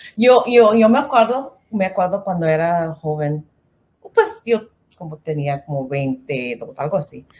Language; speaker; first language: Spanish; non-native, learner; English